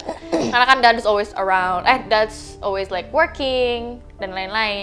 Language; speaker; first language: English; early bilingual, other home language; Indonesian